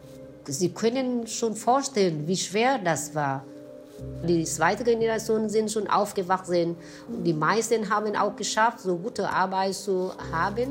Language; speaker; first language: German; non-native, fluent; Vietnamese